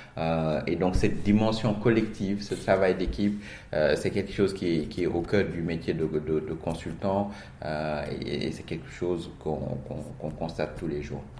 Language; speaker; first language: French; non-native, local second language; Wolof